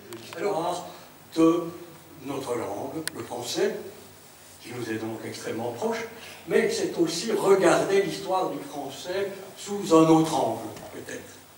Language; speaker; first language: French; native; French